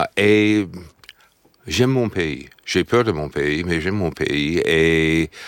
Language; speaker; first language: French; non-native, fluent; English